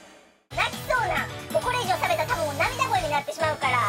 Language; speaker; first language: Japanese; native; Japanese